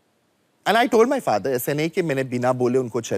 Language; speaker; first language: Hindi; native; Hindi